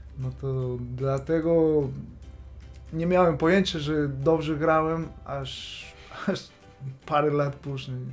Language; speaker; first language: Polish; non-native, fluent; Spanish